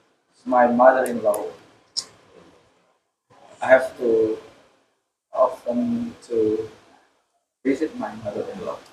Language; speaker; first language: English; non-native, local second language; Indonesian